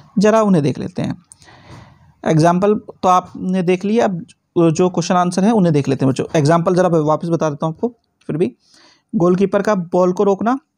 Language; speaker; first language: Hindi; native; Hindi